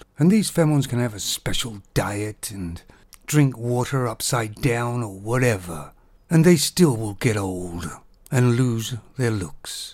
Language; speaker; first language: English; native; English